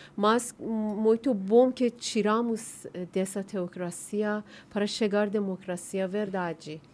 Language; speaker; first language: Portuguese; non-native, learner; Persian